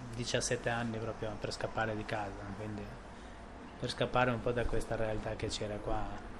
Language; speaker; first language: Italian; non-native, fluent; Albanian